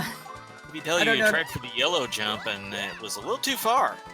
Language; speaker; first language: English; native; English